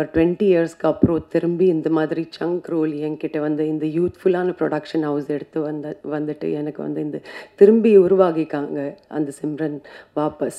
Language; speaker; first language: Tamil; non-native, fluent; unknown